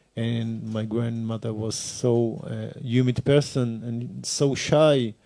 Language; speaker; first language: English; non-native, fluent; Hebrew